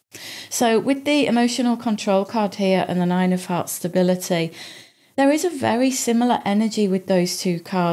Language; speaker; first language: English; native; English